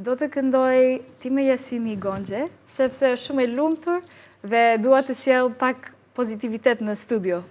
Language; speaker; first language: Albanian; non-native, learner; English